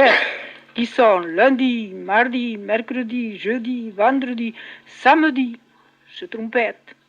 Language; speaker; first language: French; non-native, local second language; Occitan